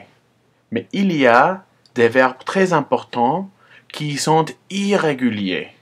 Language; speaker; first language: French; non-native, fluent; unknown